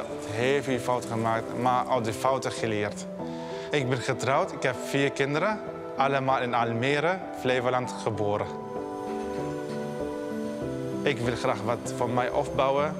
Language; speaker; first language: Dutch; early bilingual, other home language; Arabic